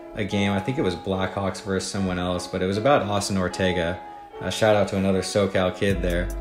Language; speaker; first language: English; native; English